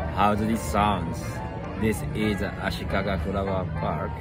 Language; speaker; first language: English; non-native, learner; Japanese